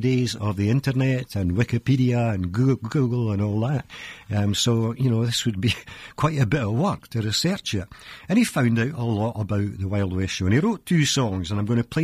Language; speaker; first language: English; native; English